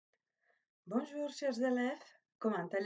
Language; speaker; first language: French; non-native, fluent; Macedonian